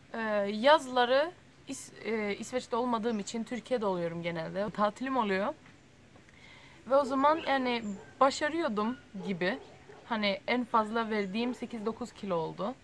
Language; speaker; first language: Turkish; early bilingual, heritage; Turkish